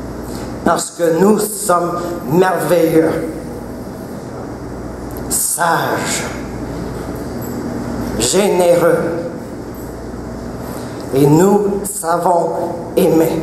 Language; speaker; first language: French; non-native, local second language; English